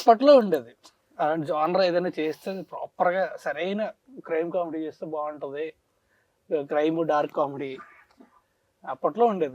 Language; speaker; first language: Telugu; native; Telugu